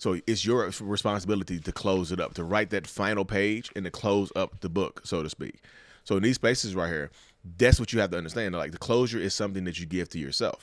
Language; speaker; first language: English; native; English